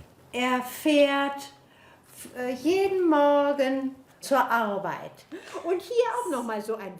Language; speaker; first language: German; native; German